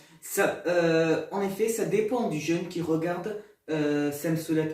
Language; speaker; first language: French; non-native, learner; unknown